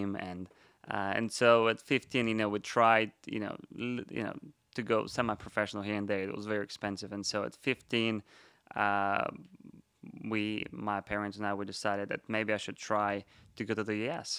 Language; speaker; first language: English; non-native, fluent; Russian